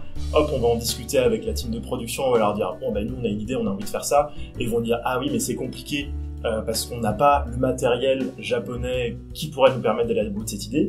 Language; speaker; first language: French; native; French